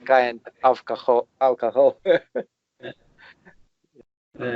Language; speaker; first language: English; non-native, learner; Russian